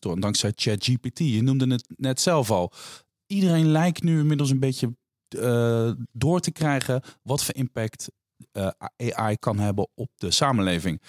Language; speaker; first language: Dutch; native; Dutch